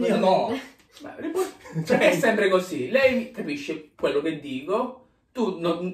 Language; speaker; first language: Italian; native; Italian